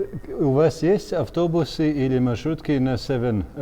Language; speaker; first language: Russian; non-native, fluent; Latvian